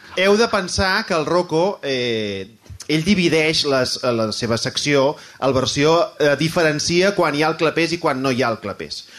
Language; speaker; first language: Catalan; native; Catalan